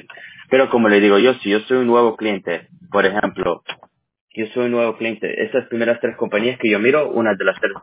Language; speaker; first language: Spanish; early bilingual, heritage; Spanish